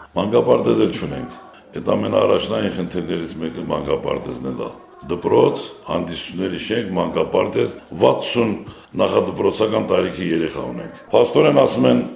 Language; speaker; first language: Armenian; native; Armenian